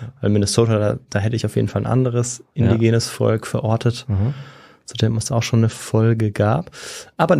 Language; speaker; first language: German; native; German